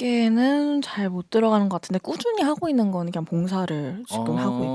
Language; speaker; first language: Korean; native; Korean